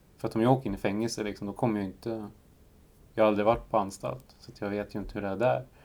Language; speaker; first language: Swedish; early bilingual, other home language; Spanish